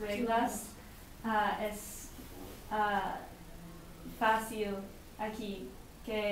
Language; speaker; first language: Spanish; non-native, learner; English